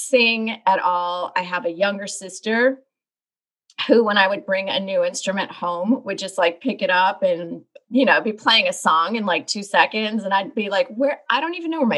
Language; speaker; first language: English; native; English